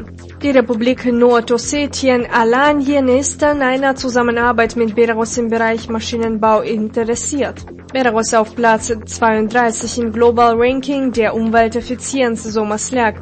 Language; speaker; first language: German; non-native, fluent; Russian